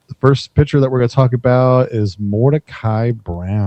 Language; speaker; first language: English; native; English